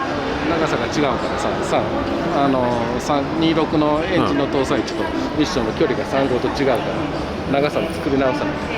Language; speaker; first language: Japanese; native; Japanese